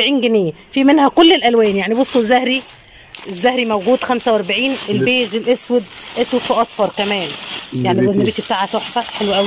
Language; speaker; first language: Arabic; native; Arabic